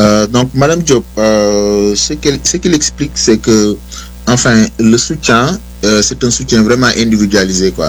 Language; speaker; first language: French; non-native, local second language; Wolof